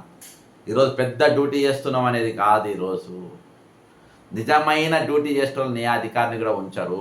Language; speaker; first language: Telugu; native; Telugu